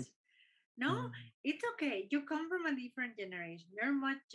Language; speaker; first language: English; non-native, fluent; Spanish